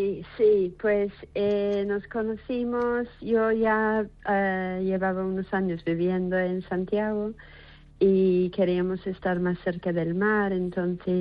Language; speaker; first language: Spanish; non-native, fluent; English